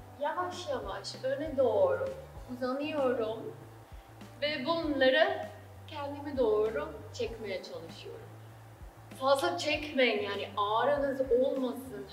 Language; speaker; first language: Turkish; non-native, fluent; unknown